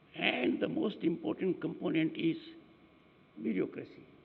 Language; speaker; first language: English; non-native, local second language; Hindi